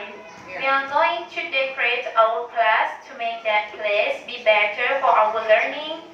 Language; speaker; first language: English; non-native, learner; Thai